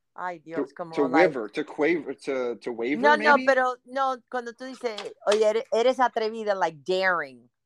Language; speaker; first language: Spanish; native; Spanish